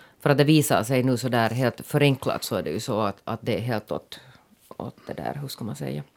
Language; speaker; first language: Swedish; native; Swedish